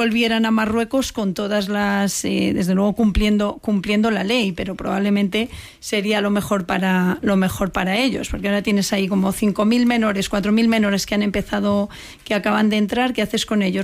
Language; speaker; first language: Spanish; native; Spanish